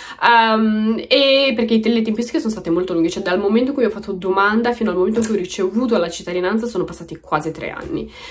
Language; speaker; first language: Italian; early bilingual, other home language; Romanian